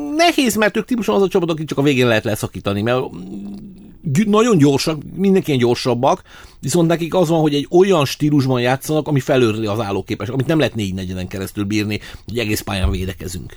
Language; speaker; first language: Hungarian; native; Hungarian